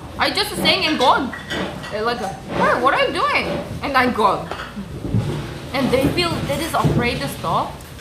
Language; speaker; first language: English; non-native, learner; Korean